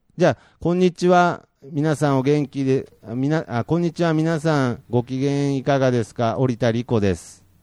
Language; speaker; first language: Japanese; native; Japanese